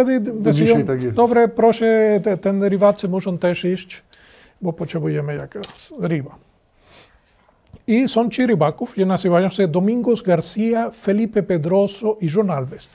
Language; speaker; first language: Polish; non-native, learner; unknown